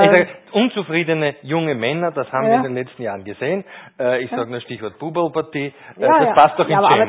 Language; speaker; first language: German; native; German